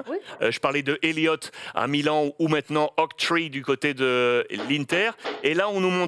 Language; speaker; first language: French; native; French